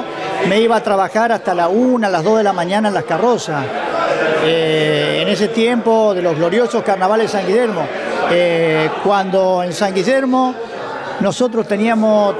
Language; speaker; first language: Spanish; native; Spanish